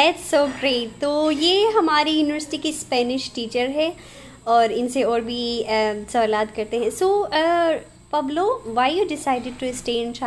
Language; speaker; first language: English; non-native, local second language; Urdu